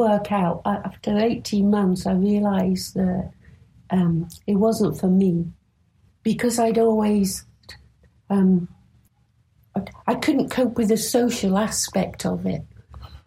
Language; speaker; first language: English; native; English